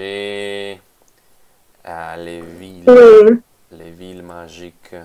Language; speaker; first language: French; non-native, fluent; Spanish